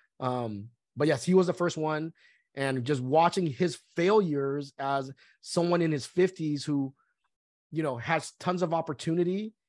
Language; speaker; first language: English; early bilingual, other home language; Vietnamese